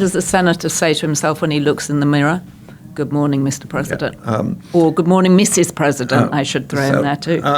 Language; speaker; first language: English; native; English